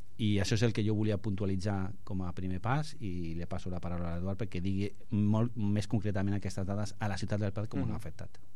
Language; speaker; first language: Catalan; non-native, local second language; Spanish